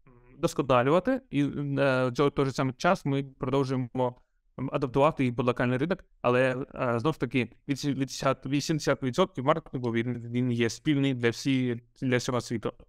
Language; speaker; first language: Ukrainian; non-native, local second language; Russian